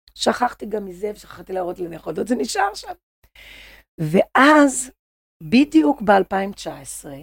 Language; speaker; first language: Hebrew; non-native, fluent; Portuguese